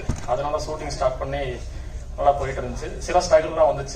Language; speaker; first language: Tamil; native; Tamil